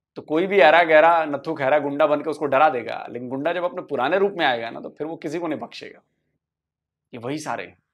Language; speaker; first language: Hindi; native; Hindi